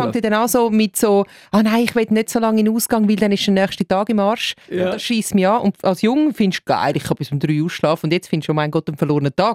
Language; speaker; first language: German; native; German